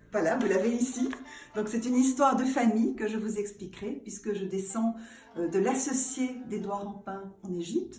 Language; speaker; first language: French; native; French